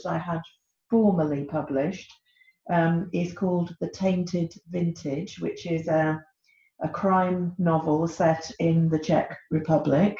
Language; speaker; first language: English; native; English